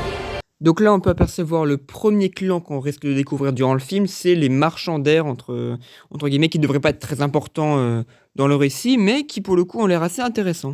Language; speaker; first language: French; native; French